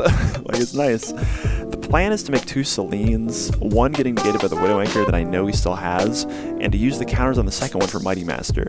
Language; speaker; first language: English; native; English